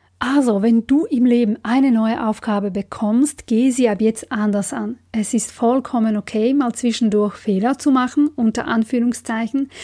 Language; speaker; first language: German; non-native, fluent; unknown